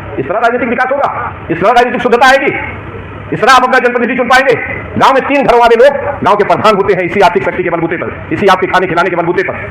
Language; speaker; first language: Hindi; native; Hindi